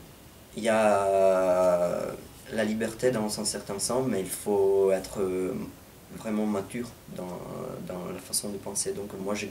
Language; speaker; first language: French; non-native, fluent; Italian